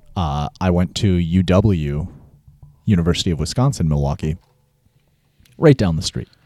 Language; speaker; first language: English; native; English